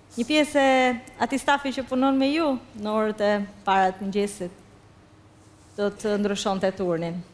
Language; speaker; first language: Albanian; native; Albanian